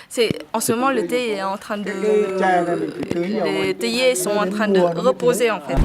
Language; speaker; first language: French; non-native, fluent; Vietnamese